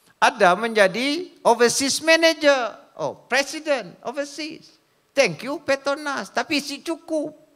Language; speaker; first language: Malay; native; Malay